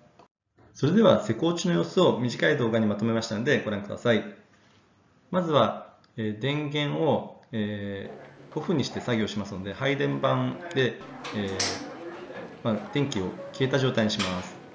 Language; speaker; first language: Japanese; native; Japanese